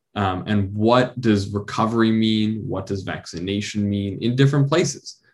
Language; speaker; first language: English; native; English